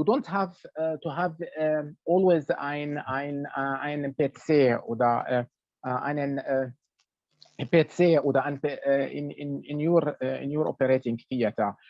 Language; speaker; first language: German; non-native, fluent; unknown